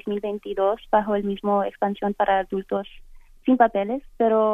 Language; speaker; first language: Spanish; early bilingual, heritage; Spanish